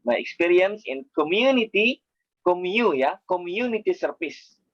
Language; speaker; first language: English; non-native, fluent; Indonesian